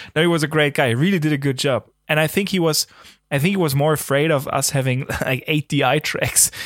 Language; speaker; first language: English; non-native, fluent; German